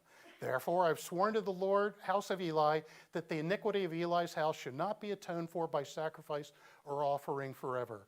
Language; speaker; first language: English; native; English